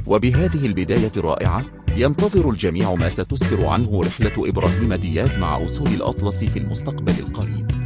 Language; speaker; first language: Arabic; native; Arabic